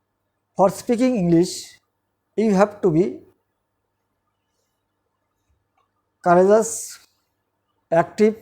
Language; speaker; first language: English; non-native, local second language; Bangla